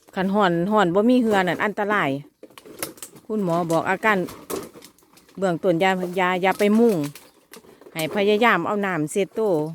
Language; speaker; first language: Thai; native; Thai